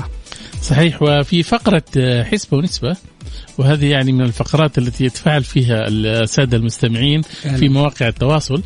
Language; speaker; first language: Arabic; native; Arabic